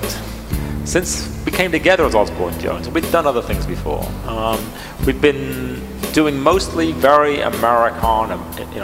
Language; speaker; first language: English; native; English